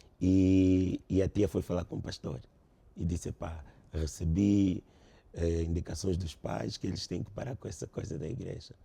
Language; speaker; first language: Portuguese; native; Portuguese